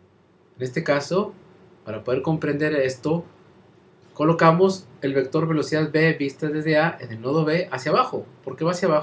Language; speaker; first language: Spanish; native; Spanish